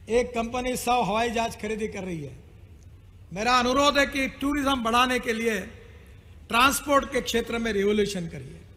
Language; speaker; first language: Hindi; non-native, local second language; Marathi